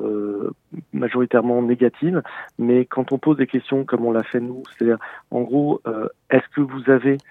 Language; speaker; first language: French; native; French